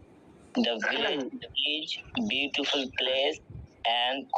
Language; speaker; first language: English; non-native, learner; Bangla